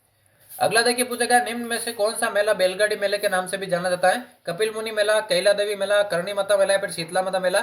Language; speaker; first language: Hindi; native; Hindi